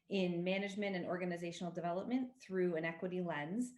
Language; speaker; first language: English; native; English